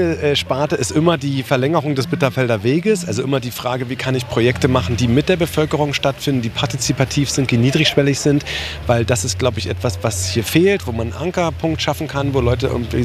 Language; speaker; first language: German; native; German